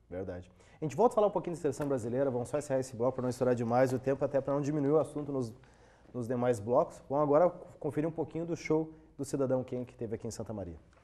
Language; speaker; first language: Portuguese; native; Portuguese